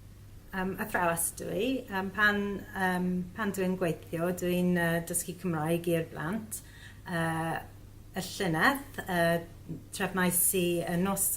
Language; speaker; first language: Welsh; non-native, learner; English